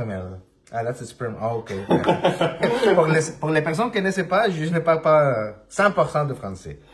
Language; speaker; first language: French; non-native, learner; Spanish